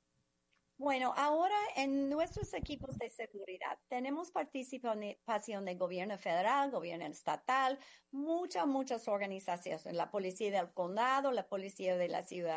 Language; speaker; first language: Spanish; non-native, fluent; English